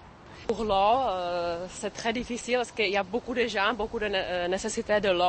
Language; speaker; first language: French; non-native, fluent; Czech